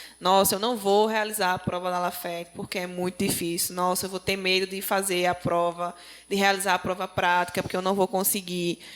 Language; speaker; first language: Portuguese; native; Portuguese